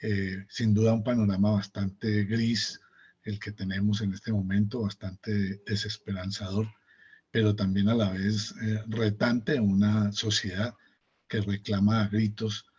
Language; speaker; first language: Spanish; native; Spanish